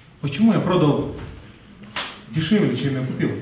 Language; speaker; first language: Russian; non-native, fluent; Lithuanian